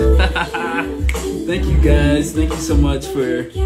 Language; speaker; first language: English; native; English